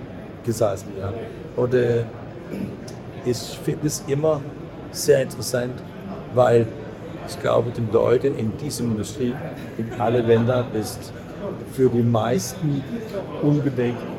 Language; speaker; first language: German; non-native, learner; Danish